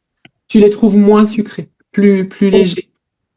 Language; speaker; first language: French; native; French